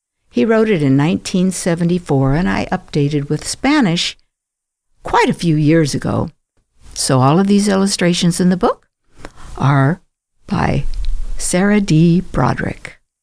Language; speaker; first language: English; native; English